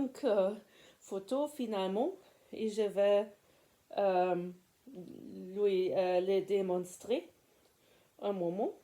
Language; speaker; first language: French; non-native, fluent; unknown